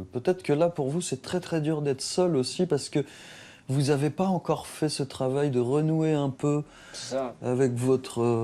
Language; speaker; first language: French; native; French